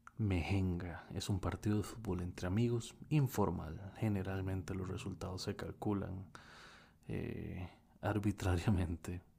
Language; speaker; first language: Spanish; native; Spanish